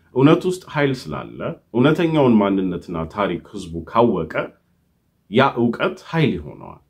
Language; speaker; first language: Amharic; native; Amharic